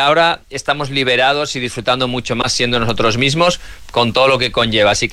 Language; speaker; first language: Spanish; native; Spanish